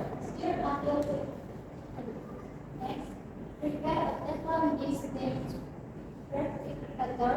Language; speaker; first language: English; non-native, learner; Indonesian